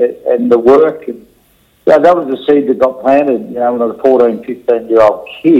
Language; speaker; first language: English; native; English